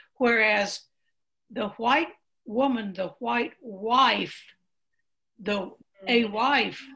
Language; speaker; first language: English; native; English